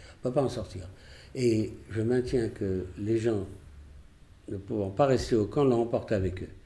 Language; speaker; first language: French; early bilingual, other home language; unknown